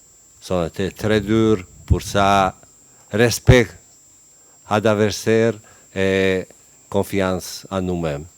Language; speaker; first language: French; non-native, learner; Bosnian